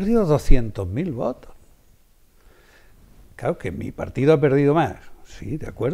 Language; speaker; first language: Spanish; native; Spanish